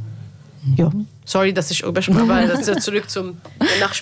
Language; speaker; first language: German; non-native, learner; Arabic